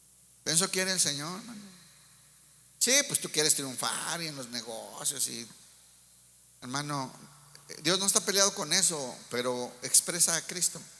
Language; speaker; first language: Spanish; native; Spanish